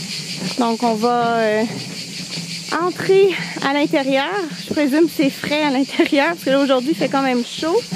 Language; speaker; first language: French; native; French